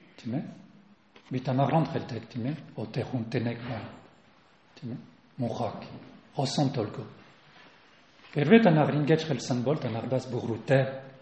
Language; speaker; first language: Mongolian; non-native, learner; French